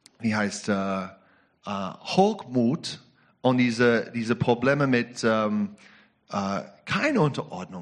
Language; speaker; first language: German; non-native, learner; English